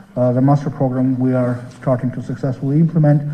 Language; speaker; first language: English; non-native, fluent; Armenian